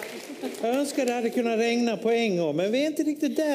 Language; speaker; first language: Swedish; native; Swedish